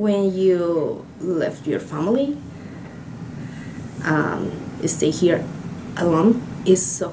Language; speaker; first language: English; non-native, learner; Spanish